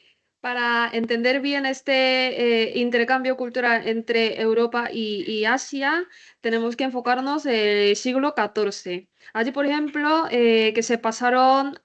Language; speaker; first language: Spanish; non-native, learner; Korean